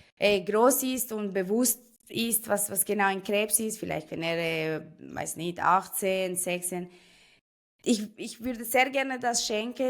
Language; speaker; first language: German; non-native, fluent; Spanish